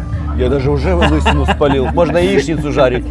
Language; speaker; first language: Russian; native; Russian